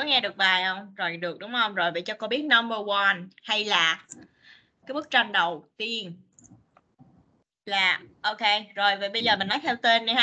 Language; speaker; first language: Vietnamese; native; Vietnamese